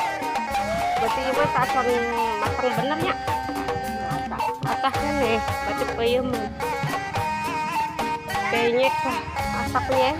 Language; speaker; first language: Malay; non-native, local second language; Sundanese